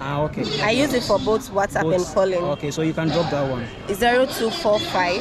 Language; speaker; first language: English; non-native, local second language; Yoruba